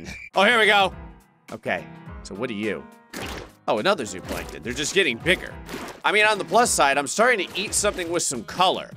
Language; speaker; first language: English; native; English